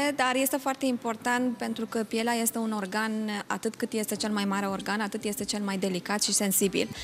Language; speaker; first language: Romanian; non-native, fluent; Turkish